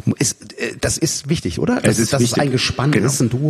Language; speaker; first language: German; native; German